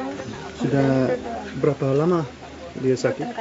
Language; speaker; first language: Indonesian; non-native, fluent; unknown